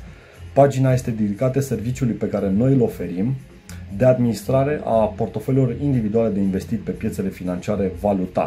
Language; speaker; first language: Romanian; native; Romanian